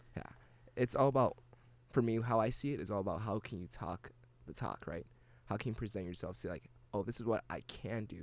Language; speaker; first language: English; native; English